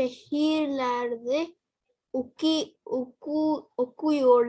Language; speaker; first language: Turkish; non-native, learner; Urdu